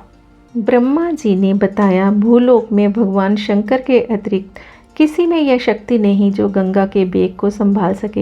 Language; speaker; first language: Hindi; native; Hindi